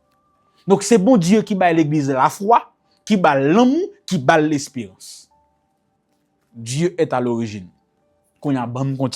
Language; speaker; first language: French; non-native, local second language; Haitian Creole